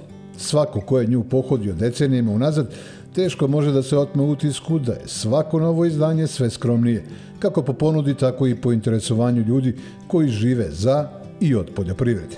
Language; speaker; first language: Serbian; native; Serbian